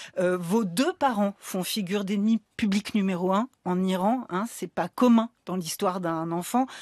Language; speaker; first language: French; native; French